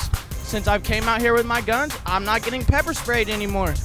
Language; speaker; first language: English; native; English